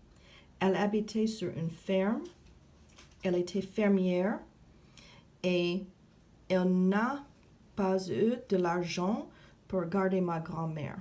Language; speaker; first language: French; non-native, fluent; English